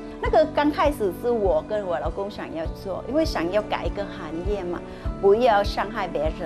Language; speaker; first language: Chinese; non-native, fluent; Vietnamese